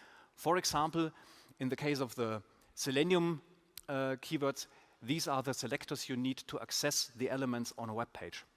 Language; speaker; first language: English; non-native, fluent; German